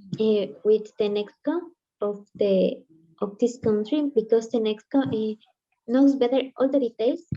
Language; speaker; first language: English; non-native, learner; Spanish